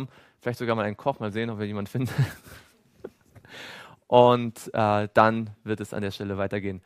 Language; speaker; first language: German; native; German